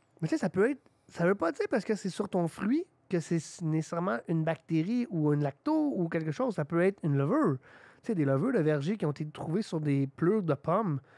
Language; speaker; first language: French; native; French